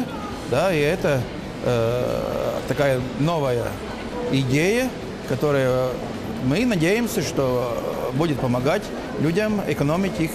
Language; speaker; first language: Russian; non-native, local second language; Latvian